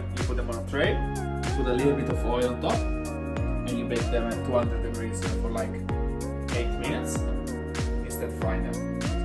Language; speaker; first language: English; non-native, fluent; Italian